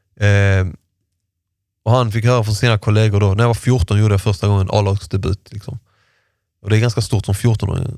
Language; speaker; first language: Swedish; early bilingual, other home language; Persian